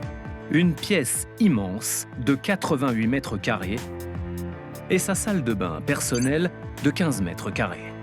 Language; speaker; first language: French; native; French